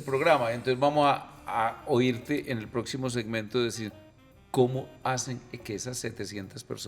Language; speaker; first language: Spanish; native; Spanish